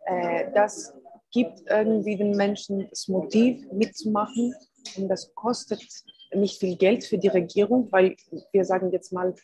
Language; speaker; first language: German; non-native, fluent; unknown